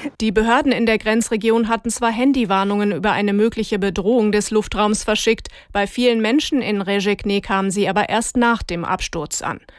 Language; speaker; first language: German; native; German